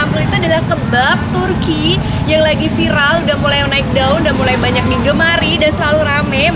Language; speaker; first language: Indonesian; native; Indonesian